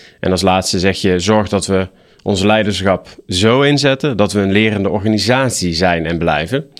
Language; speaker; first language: Dutch; native; Dutch